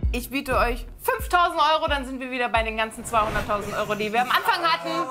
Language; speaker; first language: German; native; German